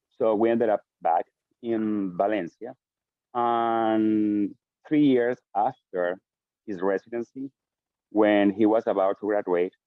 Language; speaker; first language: English; non-native, fluent; Spanish